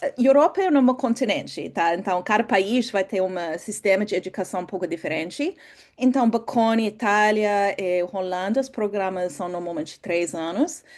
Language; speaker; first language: Portuguese; non-native, fluent; English